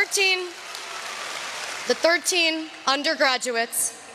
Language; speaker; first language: English; native; English